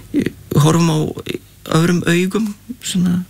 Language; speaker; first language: Icelandic; non-native, fluent; Lithuanian